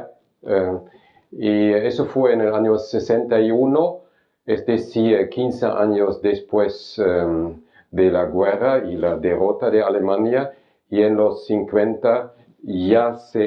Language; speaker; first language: Spanish; non-native, fluent; German